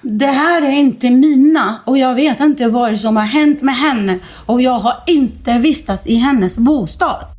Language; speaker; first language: Swedish; non-native, fluent; Arabic